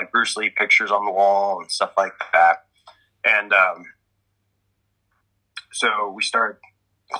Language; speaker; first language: English; native; English